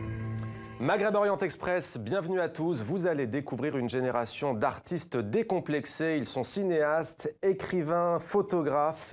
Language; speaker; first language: French; native; French